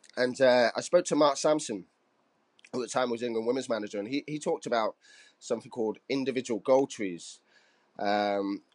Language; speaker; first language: English; native; English